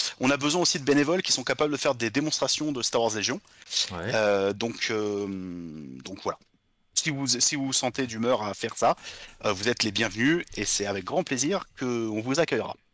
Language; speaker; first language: French; native; French